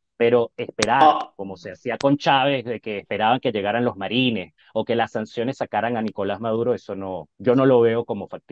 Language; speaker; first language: Spanish; native; Spanish